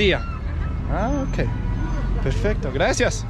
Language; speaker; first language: Spanish; non-native, learner; Danish